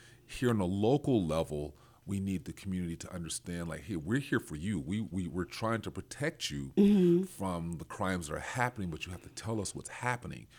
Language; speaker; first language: English; native; English